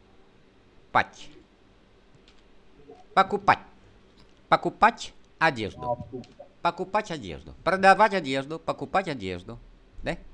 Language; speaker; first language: Russian; non-native, fluent; Vietnamese